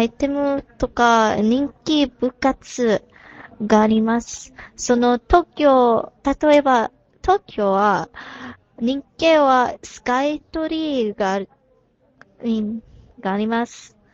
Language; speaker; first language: Japanese; non-native, learner; English